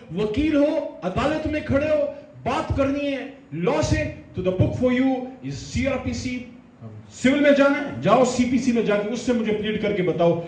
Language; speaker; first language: Urdu; non-native, local second language; Pashto